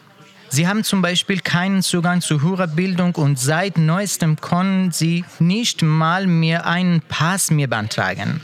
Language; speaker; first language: German; non-native, fluent; Persian